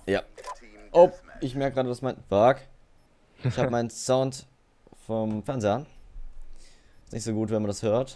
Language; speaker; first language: German; native; German